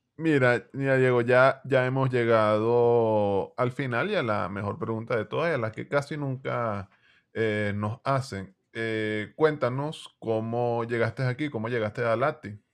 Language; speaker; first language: Spanish; native; Spanish